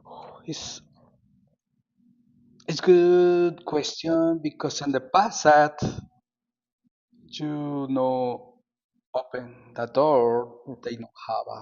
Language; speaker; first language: English; non-native, learner; Spanish